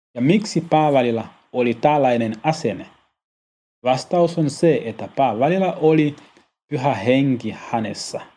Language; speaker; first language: Finnish; non-native, learner; Swahili